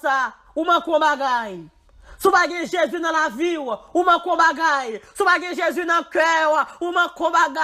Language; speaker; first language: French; non-native, local second language; Haitian Creole